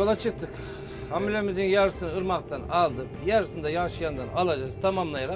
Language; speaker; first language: Turkish; native; Turkish